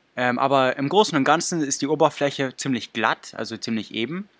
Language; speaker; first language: German; non-native, fluent; English